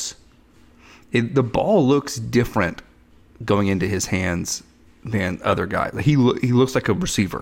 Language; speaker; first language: English; native; English